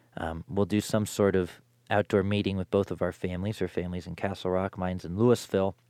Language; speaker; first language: English; native; English